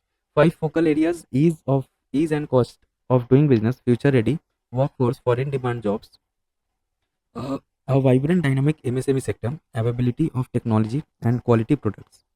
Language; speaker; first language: English; non-native, local second language; Hindi